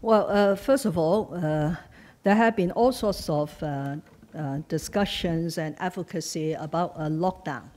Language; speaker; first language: English; non-native, local second language; Chinese